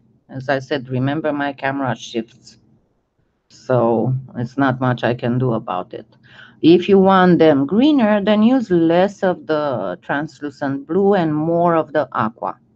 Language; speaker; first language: English; non-native, fluent; French